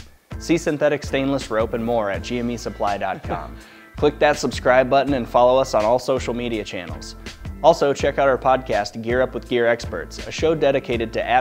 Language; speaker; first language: English; native; English